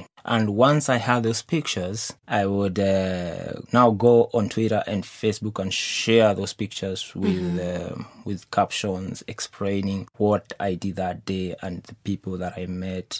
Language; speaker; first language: English; non-native, local second language; Kikuyu